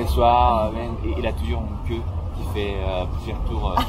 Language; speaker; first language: French; non-native, fluent; Spanish